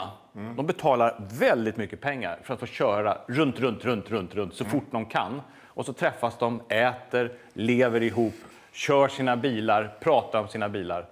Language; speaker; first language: Swedish; native; Swedish